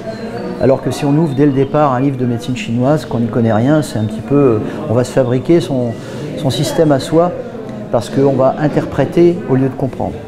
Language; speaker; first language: French; native; French